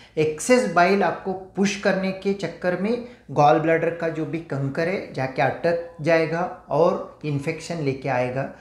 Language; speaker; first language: Hindi; non-native, local second language; Marathi